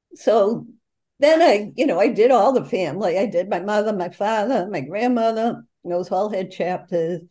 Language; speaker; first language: English; native; English